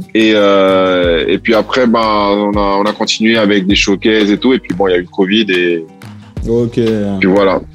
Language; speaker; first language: French; early bilingual, heritage; Italian